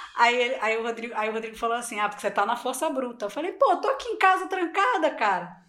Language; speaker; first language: Portuguese; non-native, local second language; Spanish